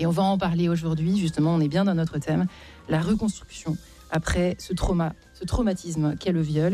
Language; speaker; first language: French; native; French